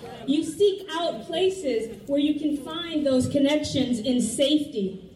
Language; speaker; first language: English; native; English